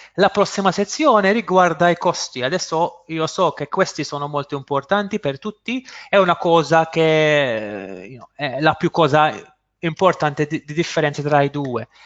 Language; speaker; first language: Italian; non-native, fluent; Maltese